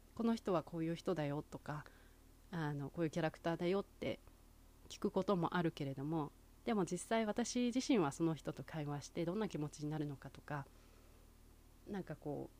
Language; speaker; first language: Japanese; native; Japanese